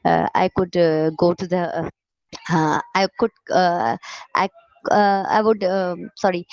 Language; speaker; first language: English; non-native, learner; Urdu